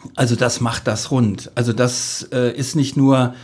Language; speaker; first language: German; native; German